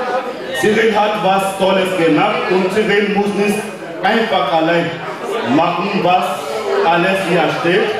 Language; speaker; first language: German; non-native, learner; French